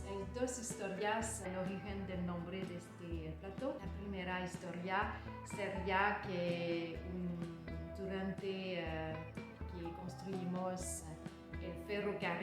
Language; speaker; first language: Spanish; non-native, learner; French